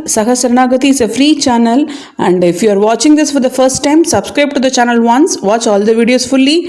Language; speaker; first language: English; non-native, local second language; Tamil